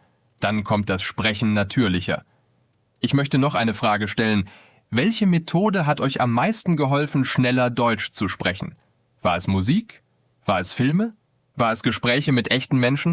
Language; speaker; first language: German; non-native, fluent; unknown